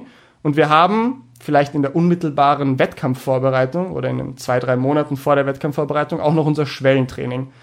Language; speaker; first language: German; native; German